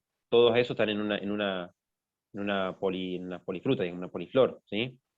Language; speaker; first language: Spanish; native; Spanish